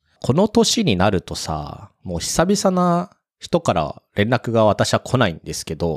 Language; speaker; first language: Japanese; native; Japanese